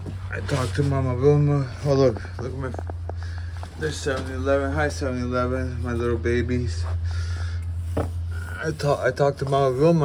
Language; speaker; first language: English; early bilingual, other home language; Spanish